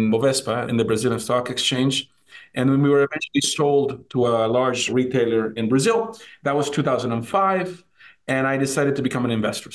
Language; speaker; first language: English; non-native, fluent; Spanish